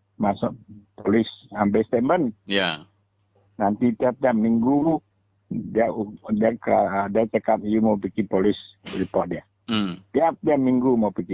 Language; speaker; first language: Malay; non-native, local second language; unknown